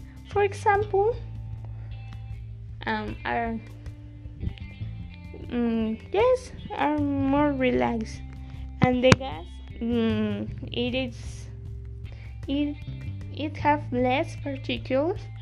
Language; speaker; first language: English; non-native, learner; Spanish